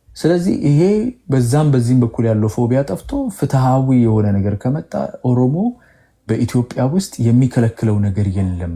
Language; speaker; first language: Amharic; non-native, local second language; Oromo